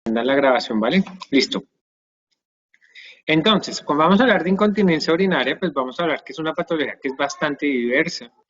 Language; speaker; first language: Spanish; native; Spanish